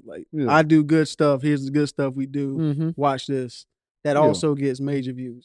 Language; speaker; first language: English; native; English